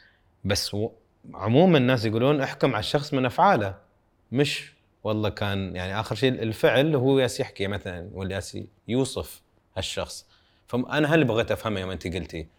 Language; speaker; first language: Arabic; native; Arabic